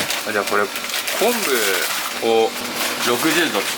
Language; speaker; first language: Japanese; native; Japanese